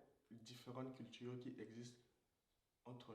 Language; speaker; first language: French; non-native, local second language; Sango